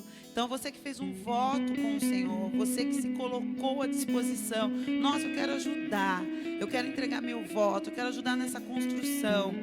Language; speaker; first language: Portuguese; native; Portuguese